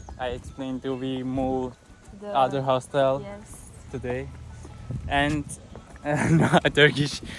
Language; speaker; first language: English; non-native, learner; Turkish